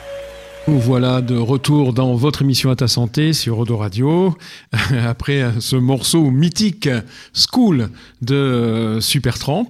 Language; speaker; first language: French; native; French